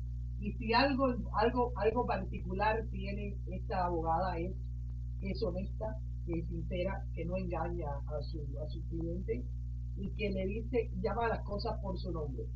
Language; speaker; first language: Spanish; native; Spanish